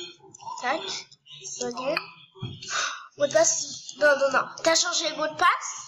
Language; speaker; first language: French; native; French